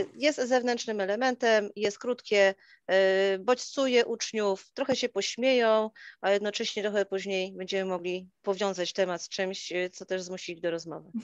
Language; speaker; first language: Polish; native; Polish